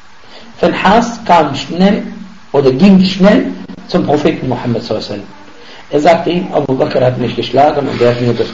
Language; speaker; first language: German; non-native, fluent; Arabic